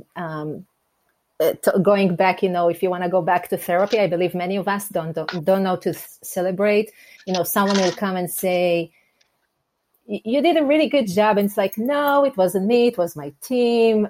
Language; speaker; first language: English; non-native, fluent; Hebrew